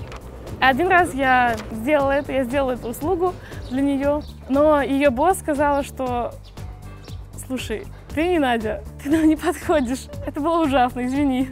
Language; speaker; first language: Russian; native; Russian